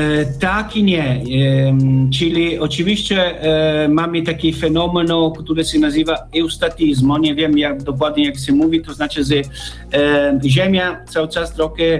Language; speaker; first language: Polish; non-native, learner; Italian